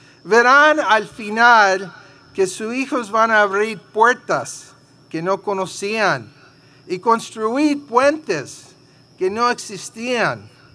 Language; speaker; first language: Spanish; early bilingual, heritage; Spanish